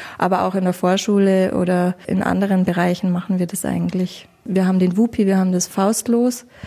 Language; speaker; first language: German; native; German